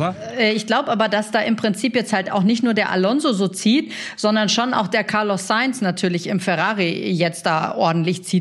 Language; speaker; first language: German; native; German